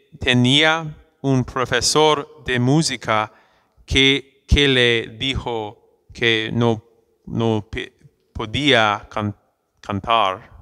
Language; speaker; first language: Spanish; non-native, fluent; English